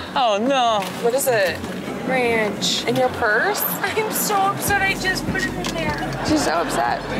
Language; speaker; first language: English; native; English